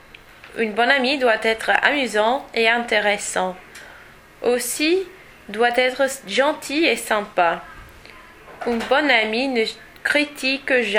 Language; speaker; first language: French; non-native, learner; English